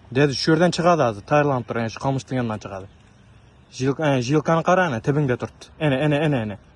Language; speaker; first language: Uzbek; native; Uzbek